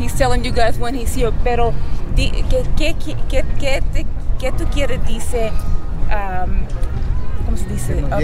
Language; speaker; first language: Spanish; non-native, learner; English